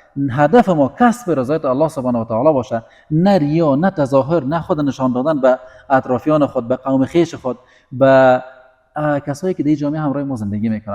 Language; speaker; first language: Persian; native; Persian